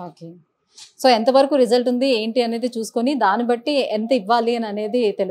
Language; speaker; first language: Telugu; native; Telugu